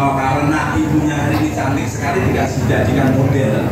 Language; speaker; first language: Indonesian; native; Indonesian